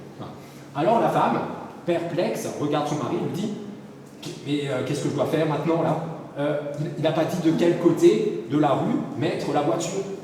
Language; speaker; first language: French; native; French